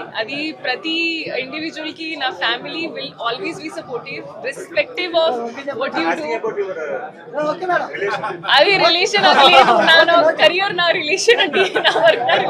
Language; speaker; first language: Telugu; non-native, local second language; Hindi